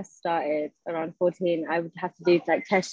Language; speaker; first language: English; native; English